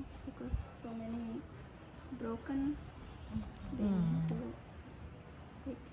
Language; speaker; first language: English; non-native, learner; Indonesian